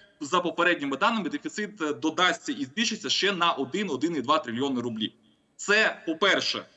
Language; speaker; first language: Ukrainian; non-native, local second language; Russian